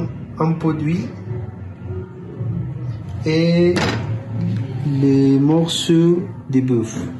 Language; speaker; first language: French; non-native, learner; Spanish